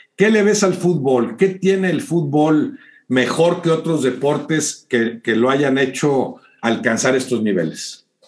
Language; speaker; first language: Spanish; native; Spanish